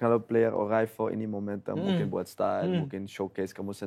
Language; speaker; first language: Indonesian; non-native, fluent; Dutch